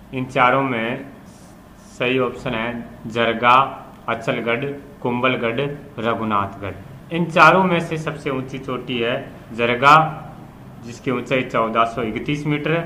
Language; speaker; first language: Hindi; native; Hindi